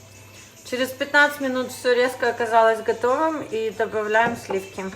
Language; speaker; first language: Russian; native; Russian